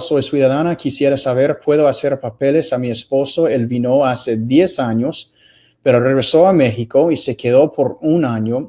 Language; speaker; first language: Spanish; non-native, fluent; English